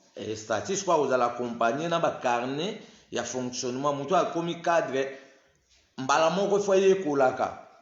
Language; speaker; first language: Lingala; non-native, local second language; Kongo